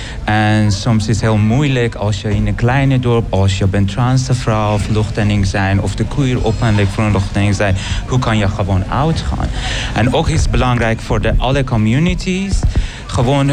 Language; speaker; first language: Dutch; non-native, learner; Persian